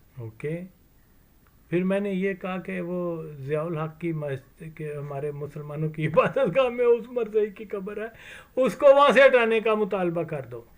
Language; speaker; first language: Urdu; non-native, local second language; Punjabi